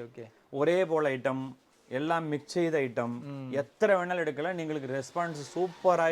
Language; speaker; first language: Malayalam; non-native, local second language; Tamil